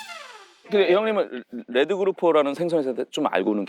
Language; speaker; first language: Korean; native; Korean